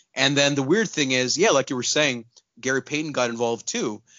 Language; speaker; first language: English; non-native, local second language; Urdu